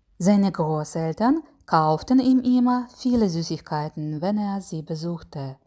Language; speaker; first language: German; non-native, fluent; Ukrainian